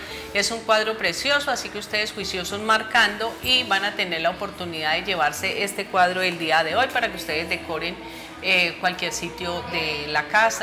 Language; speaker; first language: Spanish; native; Spanish